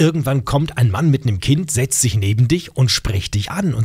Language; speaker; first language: German; native; German